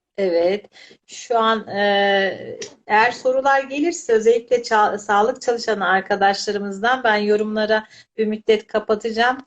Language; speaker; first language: Turkish; native; Turkish